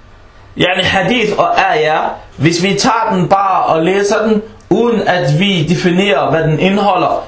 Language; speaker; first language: Danish; early bilingual, other home language; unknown